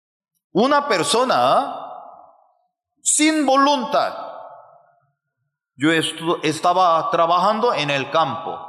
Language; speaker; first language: Spanish; non-native, fluent; Korean